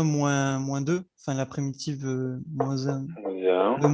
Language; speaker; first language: French; native; French